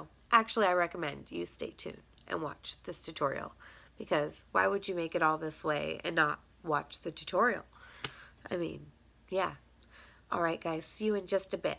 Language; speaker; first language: English; native; English